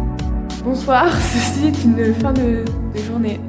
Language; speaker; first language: French; native; French